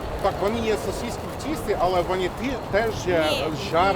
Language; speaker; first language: Ukrainian; non-native, learner; English